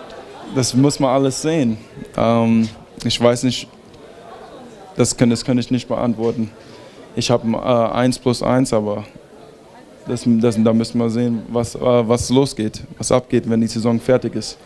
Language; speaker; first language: German; early bilingual, heritage; German